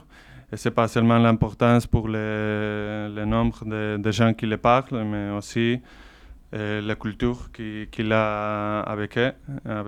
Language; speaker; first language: French; non-native, learner; Basque